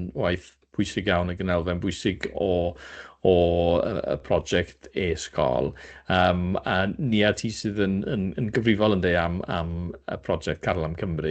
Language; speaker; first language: Welsh; native; Welsh